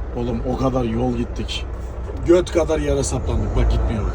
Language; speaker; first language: Turkish; native; Turkish